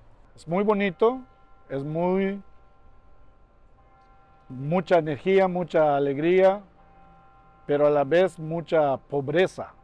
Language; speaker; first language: Spanish; non-native, local second language; Yucateco